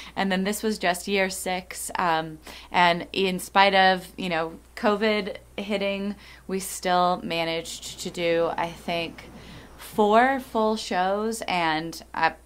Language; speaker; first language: English; native; English